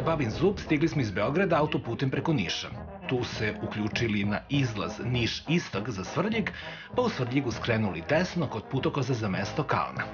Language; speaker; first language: Serbian; native; Serbian